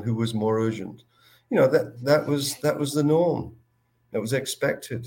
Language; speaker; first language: English; native; English